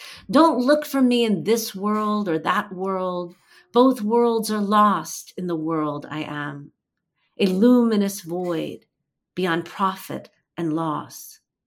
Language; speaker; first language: English; early bilingual, other home language; Persian